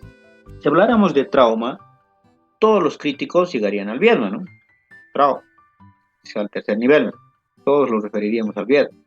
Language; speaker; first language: Spanish; native; Spanish